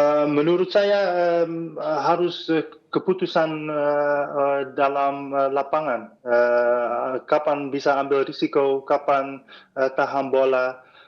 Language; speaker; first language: Indonesian; non-native, fluent; Dutch